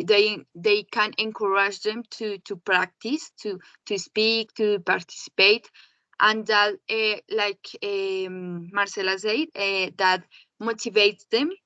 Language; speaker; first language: English; non-native, learner; Spanish